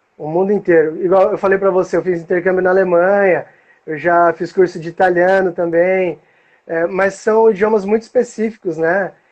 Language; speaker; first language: Portuguese; native; Portuguese